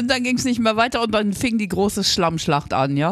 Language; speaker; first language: German; native; German